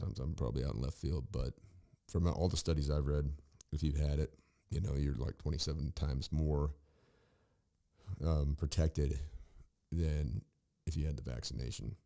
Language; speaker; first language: English; native; English